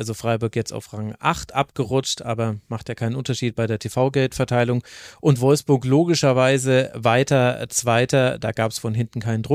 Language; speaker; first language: German; native; German